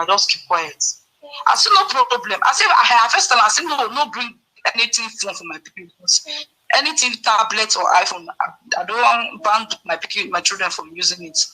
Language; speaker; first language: Nigerian Pidgin; non-native, local second language; Yoruba